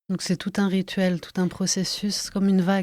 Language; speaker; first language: French; native; French